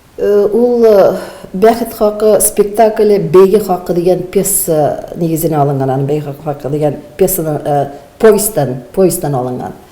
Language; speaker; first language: Tatar; native; Tatar